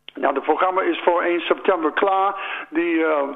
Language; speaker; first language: Dutch; non-native, fluent; English